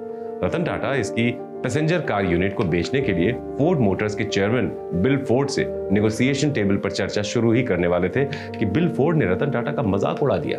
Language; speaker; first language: Hindi; native; Hindi